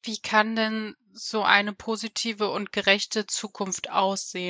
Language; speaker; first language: German; native; German